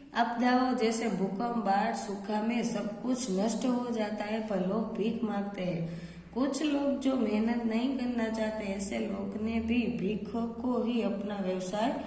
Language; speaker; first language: Hindi; non-native, local second language; Gujarati